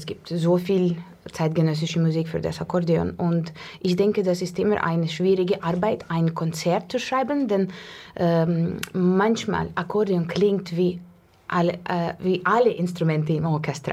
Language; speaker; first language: German; non-native, fluent; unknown